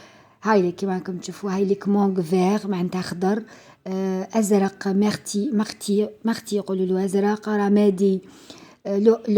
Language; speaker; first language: Arabic; native; Arabic